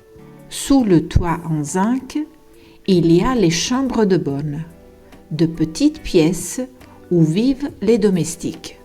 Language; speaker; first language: French; non-native, fluent; Italian